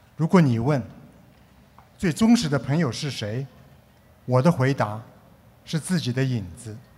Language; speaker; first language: Chinese; native; Chinese